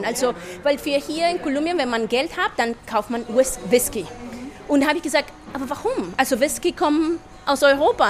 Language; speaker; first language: German; non-native, fluent; Spanish